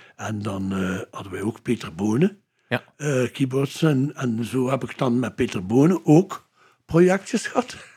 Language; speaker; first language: Dutch; native; Dutch